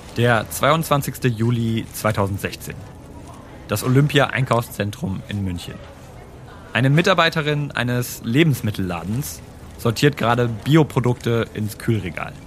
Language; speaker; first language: German; native; German